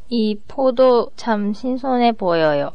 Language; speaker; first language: Korean; non-native, learner; Japanese